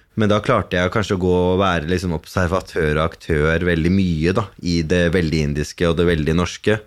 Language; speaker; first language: Norwegian; early bilingual, other home language; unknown